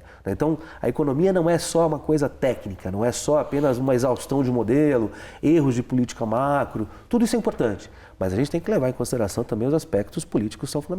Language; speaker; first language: Portuguese; native; Portuguese